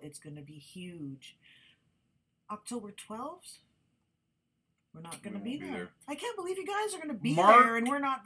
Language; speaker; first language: English; native; English